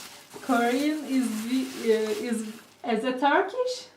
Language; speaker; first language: English; non-native, learner; Turkish